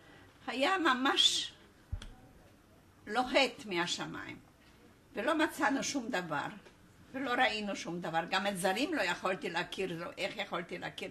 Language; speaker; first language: Hebrew; non-native, fluent; Polish